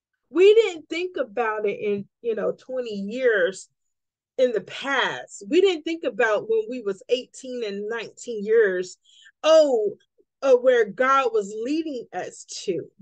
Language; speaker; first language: English; native; English